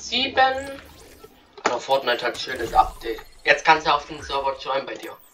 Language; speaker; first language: German; native; German